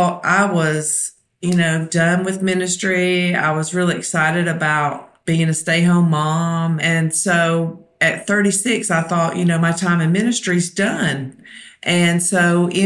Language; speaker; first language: English; native; English